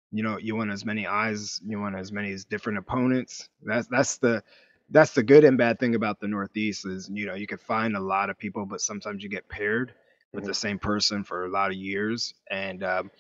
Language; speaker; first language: English; native; English